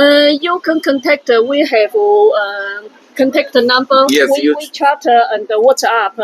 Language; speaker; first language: English; non-native, learner; Chinese